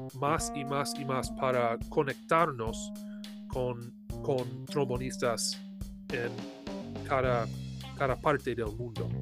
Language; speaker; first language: Spanish; non-native, learner; English